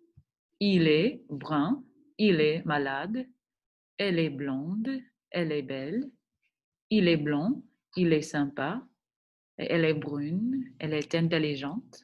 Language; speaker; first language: French; non-native, fluent; English